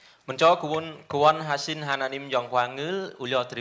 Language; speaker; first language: Korean; non-native, learner; Khmer